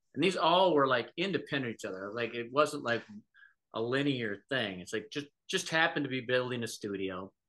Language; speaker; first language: English; native; English